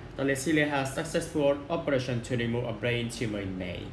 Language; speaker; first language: English; non-native, fluent; Thai